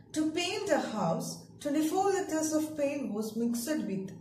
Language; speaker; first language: English; non-native, local second language; Malayalam